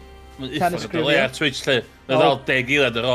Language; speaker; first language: Welsh; native; Welsh